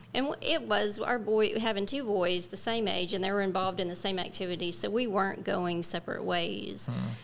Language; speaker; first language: English; native; English